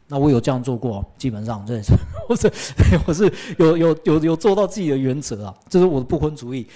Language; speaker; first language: Chinese; early bilingual, heritage; Chinese